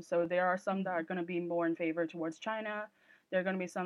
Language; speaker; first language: English; non-native, local second language; Cantonese